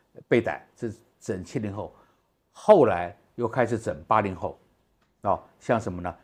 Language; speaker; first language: Chinese; native; Chinese